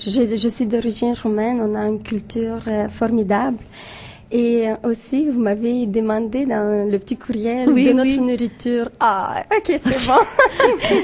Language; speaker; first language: French; non-native, fluent; Romanian